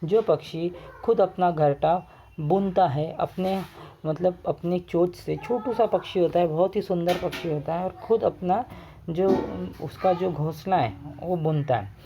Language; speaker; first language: Hindi; non-native, local second language; Marathi